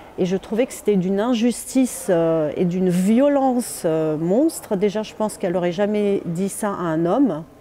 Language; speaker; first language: French; non-native, local second language; Arabic